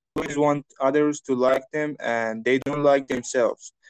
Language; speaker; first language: English; non-native, fluent; Persian